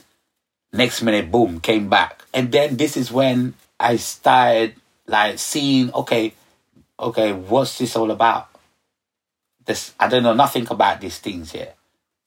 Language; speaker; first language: English; early bilingual, other home language; Ga